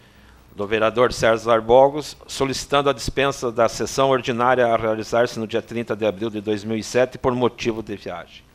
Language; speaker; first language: Portuguese; native; Portuguese